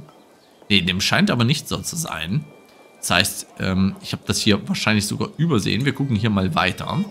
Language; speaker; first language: German; native; German